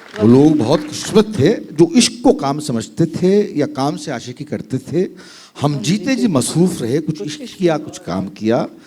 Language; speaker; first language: Hindi; native; Hindi